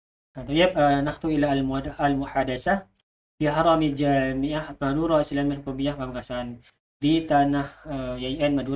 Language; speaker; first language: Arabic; non-native, learner; Indonesian